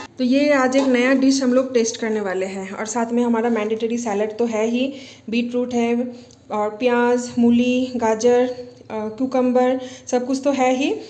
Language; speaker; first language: Hindi; non-native, local second language; Bangla